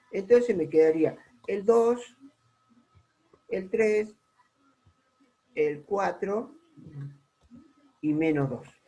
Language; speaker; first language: Spanish; native; Spanish